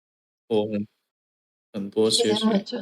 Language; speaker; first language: Chinese; non-native, learner; Indonesian